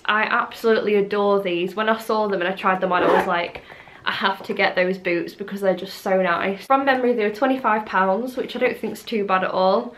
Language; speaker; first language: English; native; English